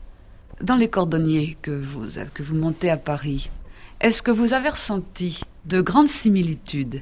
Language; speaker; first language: French; native; French